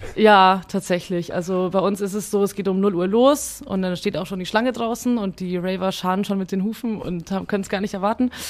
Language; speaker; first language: German; early bilingual, other home language; Hungarian